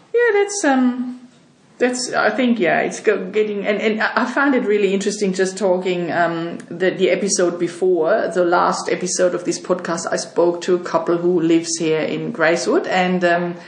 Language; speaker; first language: English; non-native, fluent; German